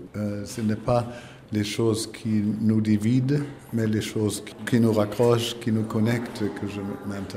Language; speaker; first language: French; non-native, fluent; German